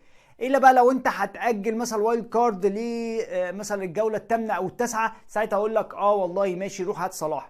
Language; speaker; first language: Arabic; native; Arabic